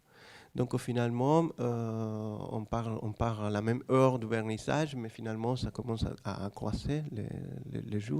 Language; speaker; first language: French; non-native, fluent; Spanish